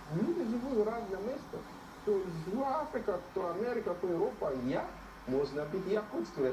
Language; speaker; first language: Russian; non-native, learner; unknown